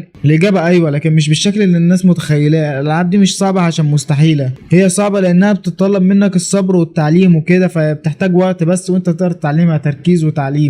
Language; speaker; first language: Arabic; native; Arabic